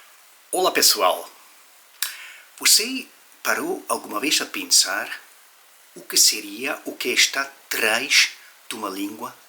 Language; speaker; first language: Portuguese; non-native, fluent; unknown